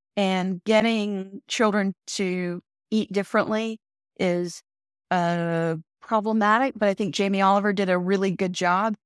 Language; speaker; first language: English; early bilingual, other home language; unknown